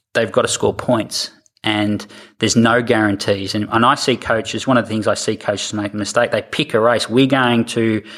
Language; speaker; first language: English; native; English